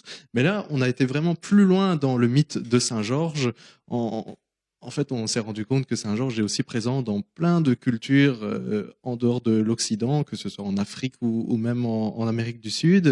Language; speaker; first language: French; native; French